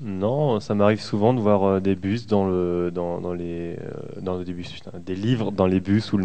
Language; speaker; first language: French; native; French